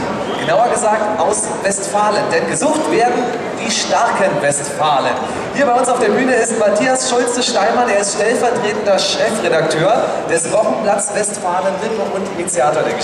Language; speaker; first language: German; native; German